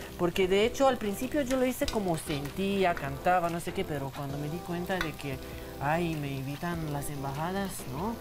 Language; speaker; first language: Spanish; non-native, fluent; Romanian